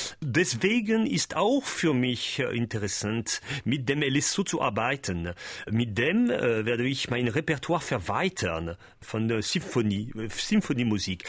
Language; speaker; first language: German; non-native, learner; French